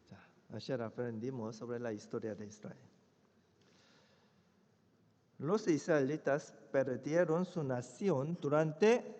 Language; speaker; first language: Spanish; non-native, fluent; Korean